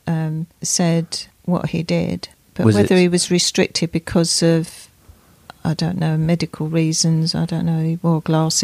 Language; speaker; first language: English; native; English